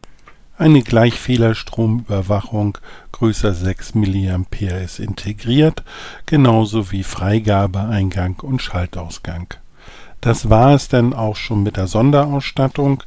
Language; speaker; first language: German; native; German